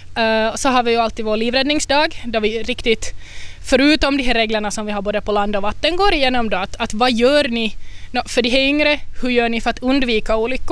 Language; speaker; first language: Swedish; native; Swedish